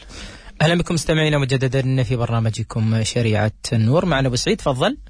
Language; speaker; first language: Arabic; native; Arabic